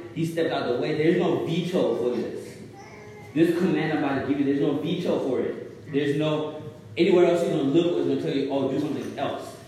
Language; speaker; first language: English; early bilingual, other home language; Shona